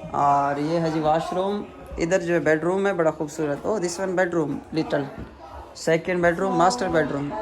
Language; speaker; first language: Urdu; non-native, local second language; Saraiki